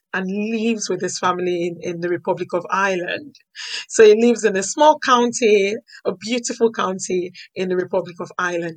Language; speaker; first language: English; non-native, local second language; Yoruba